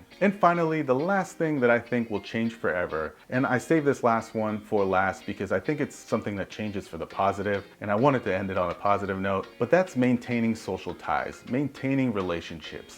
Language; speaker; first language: English; native; English